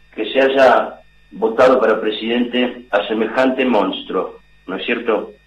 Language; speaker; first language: Spanish; native; Spanish